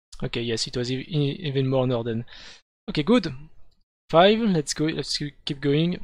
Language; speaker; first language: English; non-native, fluent; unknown